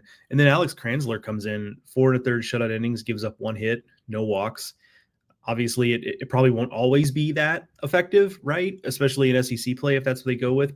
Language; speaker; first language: English; native; English